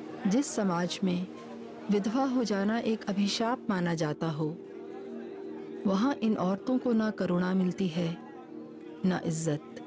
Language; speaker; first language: Hindi; native; Hindi